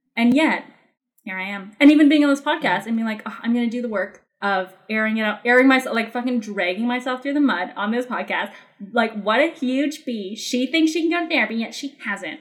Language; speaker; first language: English; early bilingual, other home language; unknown